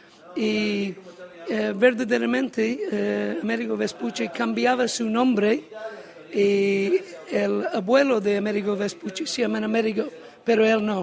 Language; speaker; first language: Spanish; non-native, learner; English